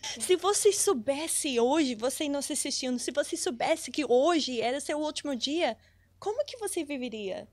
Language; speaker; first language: Portuguese; non-native, fluent; English